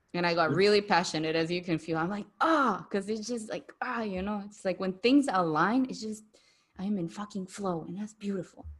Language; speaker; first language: English; non-native, fluent; Spanish